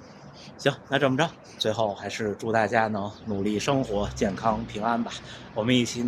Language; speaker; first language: Chinese; native; Chinese